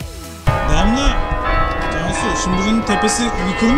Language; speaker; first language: Turkish; native; Turkish